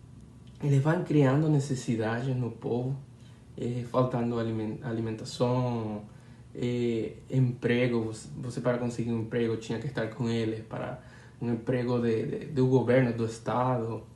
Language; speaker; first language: Portuguese; non-native, learner; Spanish